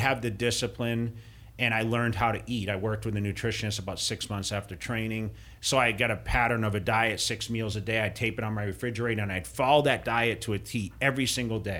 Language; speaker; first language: English; native; English